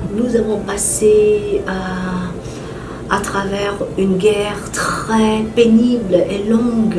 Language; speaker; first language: French; non-native, fluent; Vietnamese